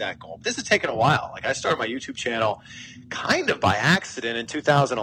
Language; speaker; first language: English; native; English